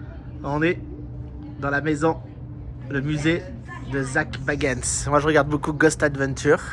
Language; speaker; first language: French; native; French